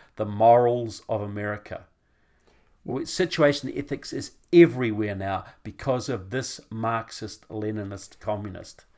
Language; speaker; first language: English; native; English